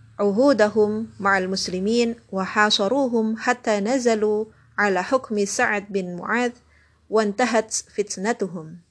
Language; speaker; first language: Arabic; non-native, learner; Indonesian